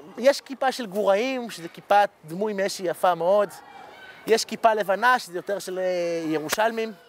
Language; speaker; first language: Hebrew; early bilingual, other home language; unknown